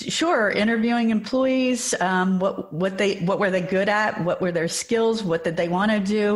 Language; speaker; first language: English; native; English